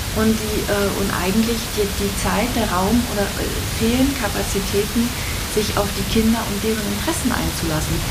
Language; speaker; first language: German; native; German